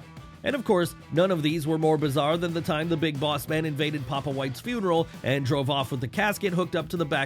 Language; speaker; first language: English; native; English